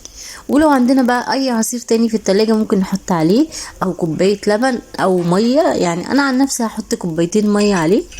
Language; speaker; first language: Arabic; native; Arabic